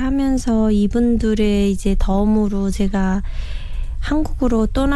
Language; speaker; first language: Korean; native; Korean